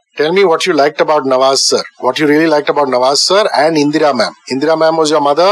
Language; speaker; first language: English; non-native, local second language; Tamil